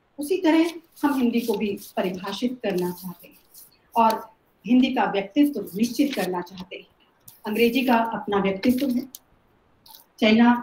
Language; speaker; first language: Hindi; native; Hindi